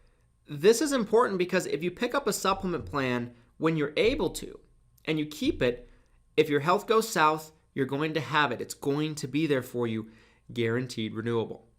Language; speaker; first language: English; native; English